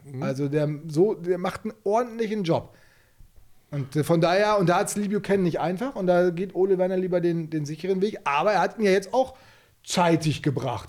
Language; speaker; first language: German; native; German